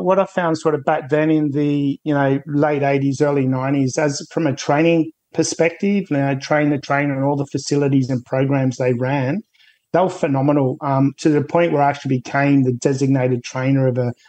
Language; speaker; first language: English; native; English